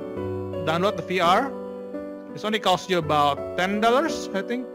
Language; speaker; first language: English; non-native, fluent; Indonesian